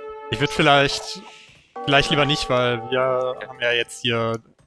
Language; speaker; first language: German; native; German